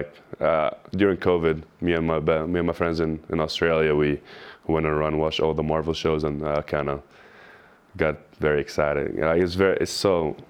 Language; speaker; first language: English; non-native, fluent; Arabic